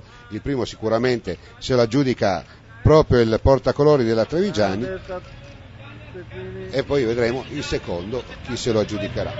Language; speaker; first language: Italian; native; Italian